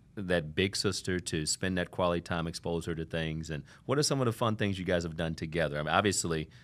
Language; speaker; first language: English; native; English